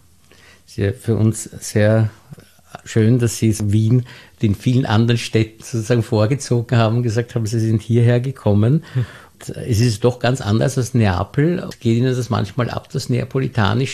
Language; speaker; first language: German; native; German